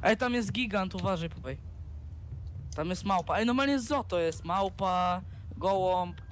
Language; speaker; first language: Polish; native; Polish